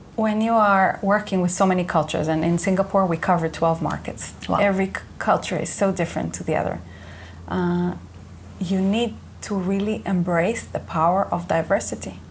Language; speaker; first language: English; non-native, fluent; Hebrew